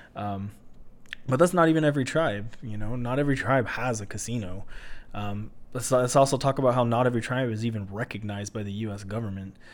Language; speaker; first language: English; native; English